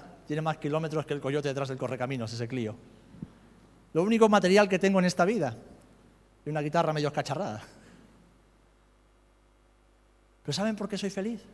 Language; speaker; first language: Spanish; native; Spanish